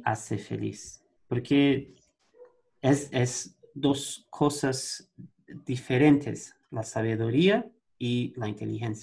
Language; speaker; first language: Spanish; non-native, learner; Portuguese